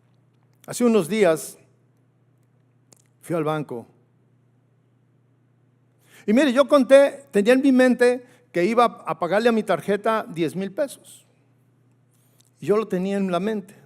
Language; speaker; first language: Spanish; native; Spanish